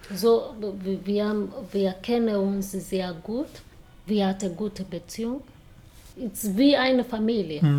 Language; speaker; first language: German; non-native, learner; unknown